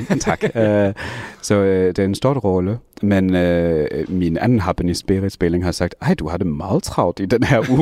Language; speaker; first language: Danish; non-native, fluent; English